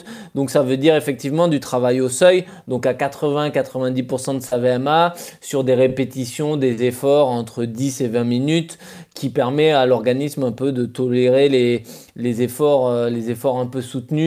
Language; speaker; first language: French; native; French